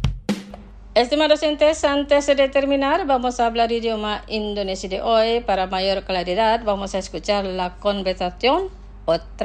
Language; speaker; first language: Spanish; non-native, fluent; Indonesian